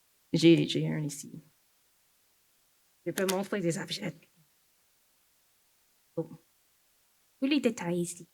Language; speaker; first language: French; non-native, local second language; English